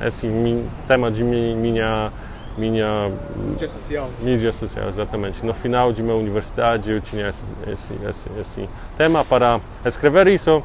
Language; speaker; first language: Portuguese; non-native, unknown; Polish